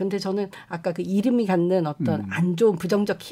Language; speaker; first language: Korean; native; Korean